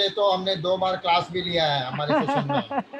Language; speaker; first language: Hindi; native; Hindi